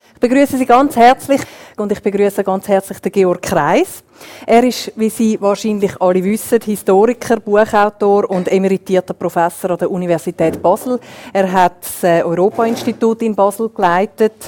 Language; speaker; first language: German; native; German